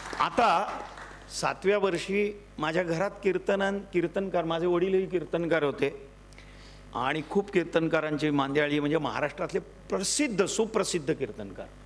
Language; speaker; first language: Marathi; non-native, local second language; Gujarati